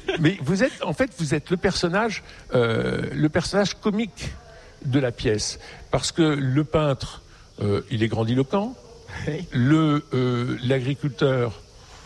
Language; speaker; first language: French; native; French